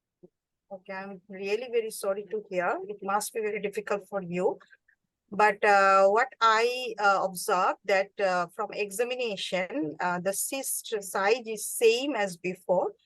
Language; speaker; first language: English; non-native, learner; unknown